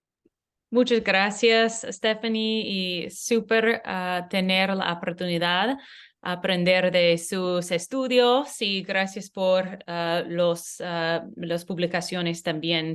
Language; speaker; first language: Spanish; non-native, learner; English